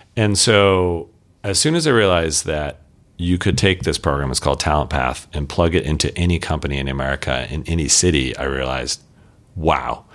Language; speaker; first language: English; native; English